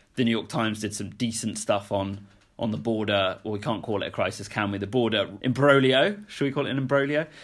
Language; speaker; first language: English; native; English